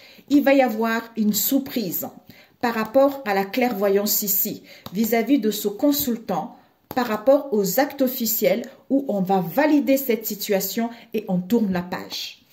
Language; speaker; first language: French; native; French